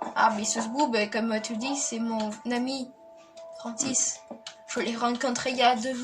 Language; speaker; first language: French; native; French